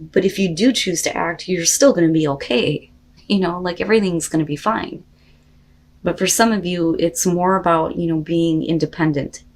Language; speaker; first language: English; native; English